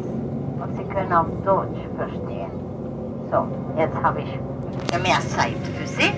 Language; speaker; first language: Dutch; non-native, learner; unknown